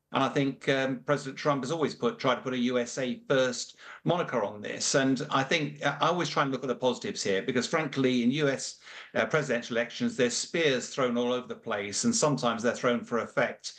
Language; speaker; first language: English; native; English